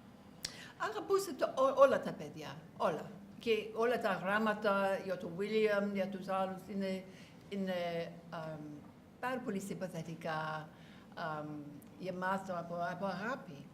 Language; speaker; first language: Greek; non-native, learner; English